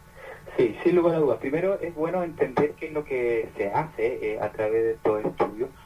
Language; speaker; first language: Spanish; native; Spanish